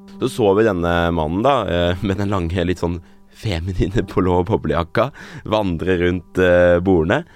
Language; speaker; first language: Norwegian; native; Norwegian